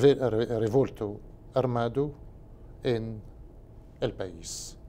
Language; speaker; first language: Spanish; non-native, learner; Arabic